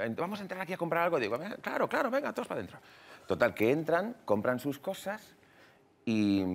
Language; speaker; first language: Spanish; native; Spanish